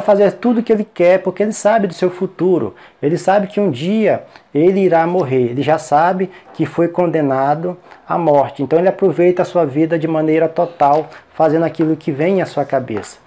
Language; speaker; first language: Portuguese; native; Portuguese